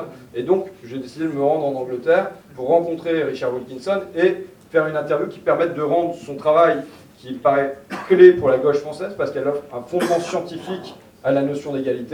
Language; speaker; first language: French; native; French